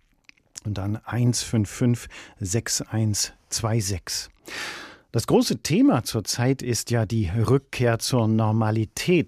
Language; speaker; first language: German; native; German